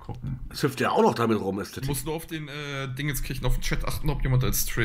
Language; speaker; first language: German; native; German